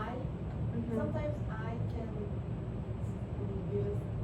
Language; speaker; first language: English; non-native, learner; Korean